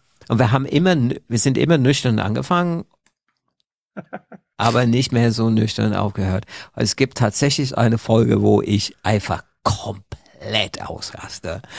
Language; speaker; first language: German; non-native, fluent; English